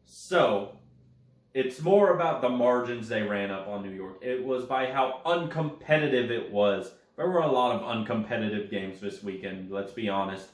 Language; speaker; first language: English; native; English